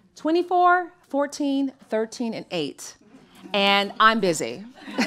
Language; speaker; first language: English; native; English